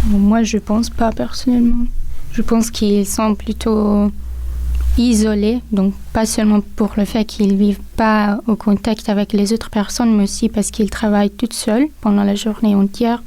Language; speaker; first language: French; non-native, local second language; Italian